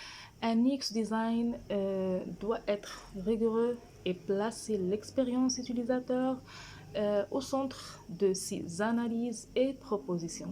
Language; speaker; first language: French; non-native, fluent; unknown